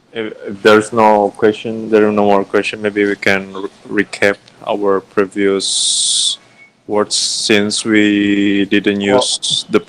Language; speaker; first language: English; non-native, fluent; Indonesian